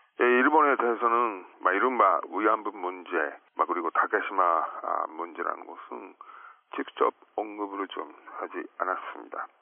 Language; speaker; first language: Korean; non-native, fluent; Japanese